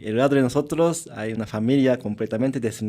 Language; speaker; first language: Spanish; non-native, learner; Japanese